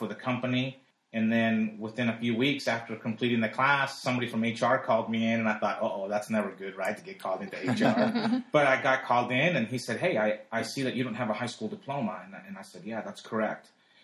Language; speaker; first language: English; early bilingual, other home language; Spanish